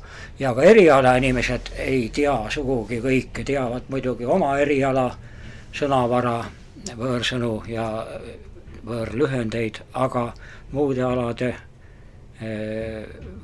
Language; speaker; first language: Estonian; native; Estonian